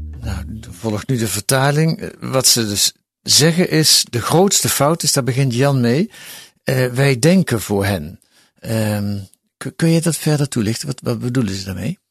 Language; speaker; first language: Dutch; native; Dutch